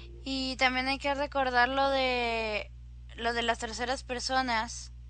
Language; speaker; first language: Spanish; native; Spanish